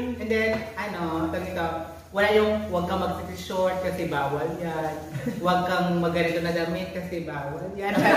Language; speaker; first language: Filipino; non-native, local second language; Cebuano